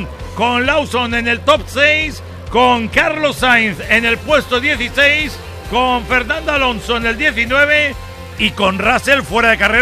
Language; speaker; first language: Spanish; native; Spanish